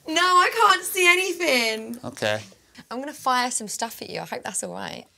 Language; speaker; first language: English; native; English